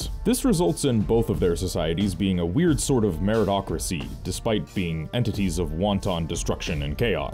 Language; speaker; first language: English; native; English